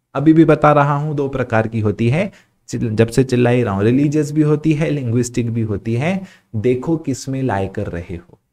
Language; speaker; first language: Hindi; non-native, local second language; Sindhi